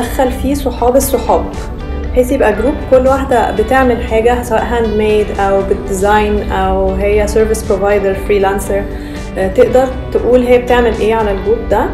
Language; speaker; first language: Arabic; native; Arabic